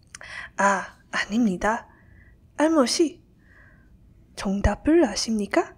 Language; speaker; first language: Korean; non-native, learner; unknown